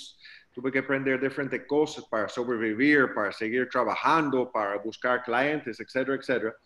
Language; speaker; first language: Spanish; non-native, learner; English